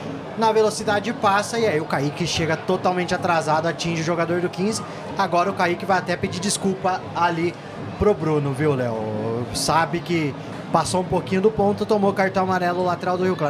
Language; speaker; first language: Portuguese; native; Portuguese